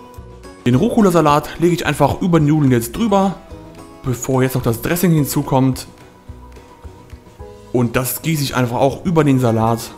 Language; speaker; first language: German; native; German